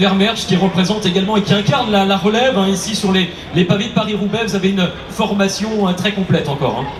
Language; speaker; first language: French; native; French